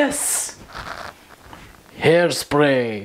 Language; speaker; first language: English; non-native, learner; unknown